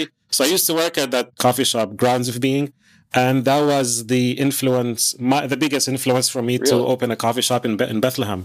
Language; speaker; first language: English; non-native, fluent; Arabic